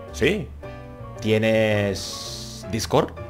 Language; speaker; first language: Spanish; non-native, learner; Indonesian